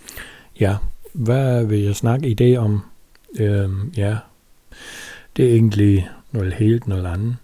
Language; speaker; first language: Danish; non-native, fluent; German